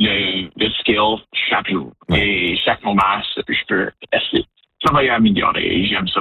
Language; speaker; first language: French; non-native, local second language; English